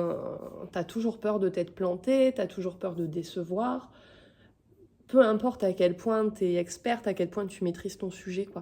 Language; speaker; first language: French; native; French